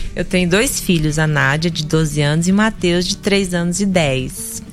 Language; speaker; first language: Portuguese; non-native, local second language; Russian